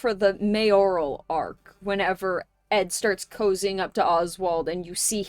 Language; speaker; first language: English; native; English